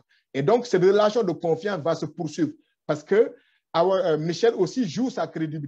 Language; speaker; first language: French; non-native, local second language; Wolof